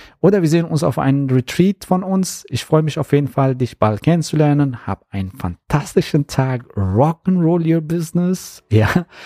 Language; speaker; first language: German; non-native, fluent; Persian